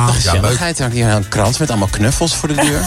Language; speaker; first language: Dutch; native; Dutch